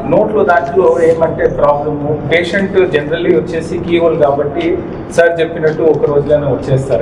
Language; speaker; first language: Telugu; native; Telugu